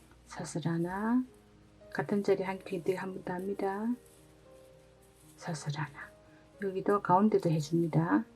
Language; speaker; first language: Korean; native; Korean